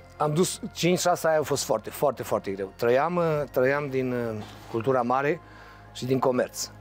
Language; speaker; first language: Romanian; native; Romanian